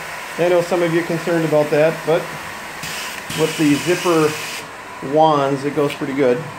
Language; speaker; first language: English; native; English